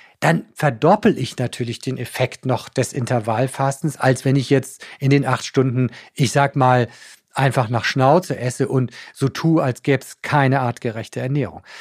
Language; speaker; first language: German; native; German